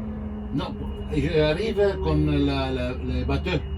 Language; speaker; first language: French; non-native, learner; Italian